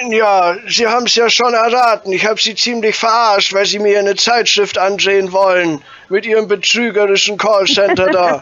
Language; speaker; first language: German; native; German